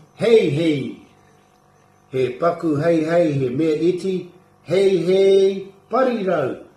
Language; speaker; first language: Māori; non-native, local second language; English